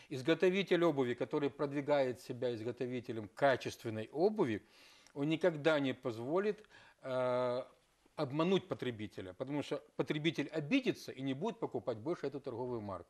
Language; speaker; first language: Russian; native; Russian